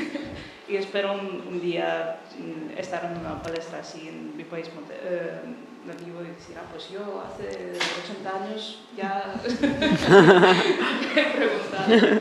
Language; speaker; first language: Spanish; non-native, fluent; Russian